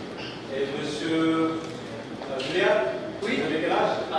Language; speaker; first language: French; non-native, fluent; Indonesian